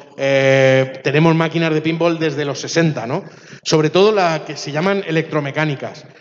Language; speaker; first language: Spanish; early bilingual, other home language; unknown